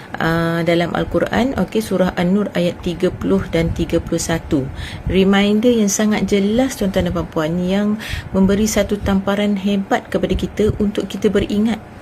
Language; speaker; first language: Malay; native; Malay